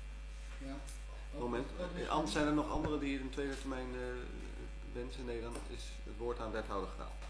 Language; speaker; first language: Dutch; native; Dutch